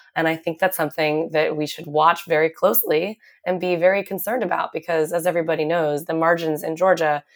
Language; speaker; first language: English; native; English